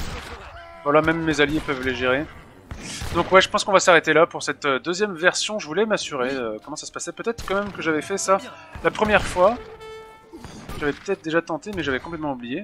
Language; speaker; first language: French; native; French